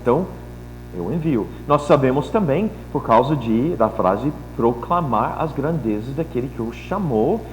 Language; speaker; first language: Portuguese; non-native, fluent; English